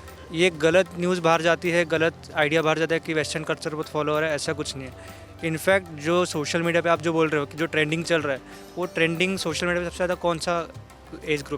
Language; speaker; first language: Hindi; native; Hindi